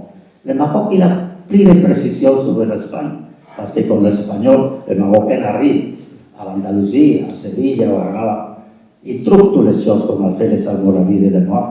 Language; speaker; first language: French; non-native, fluent; Spanish